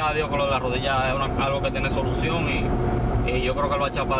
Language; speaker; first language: Spanish; native; Spanish